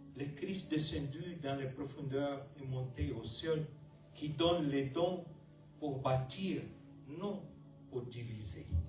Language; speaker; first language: French; non-native, fluent; German